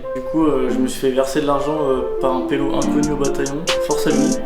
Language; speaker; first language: French; native; French